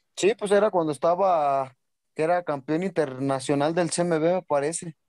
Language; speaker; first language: Spanish; native; Spanish